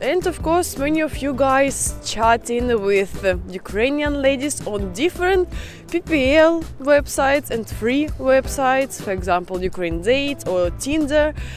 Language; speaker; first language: English; non-native, fluent; Russian